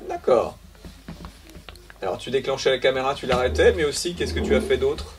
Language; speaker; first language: French; native; French